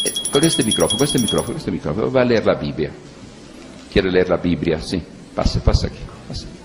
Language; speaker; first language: Spanish; non-native, fluent; Italian